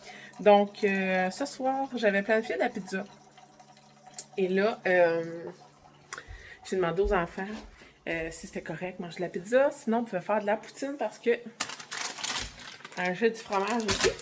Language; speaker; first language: French; native; French